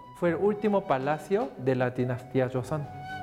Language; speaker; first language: Spanish; non-native, fluent; Korean